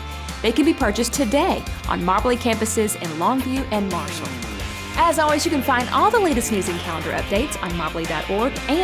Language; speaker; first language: English; native; English